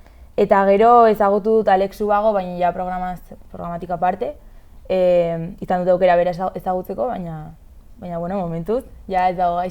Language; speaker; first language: Basque; non-native, local second language; Spanish